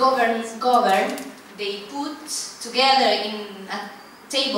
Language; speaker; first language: English; non-native, fluent; Italian